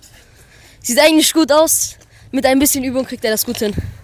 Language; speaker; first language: German; native; German